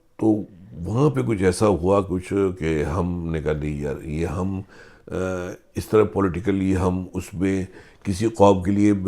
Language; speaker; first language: Urdu; native; Urdu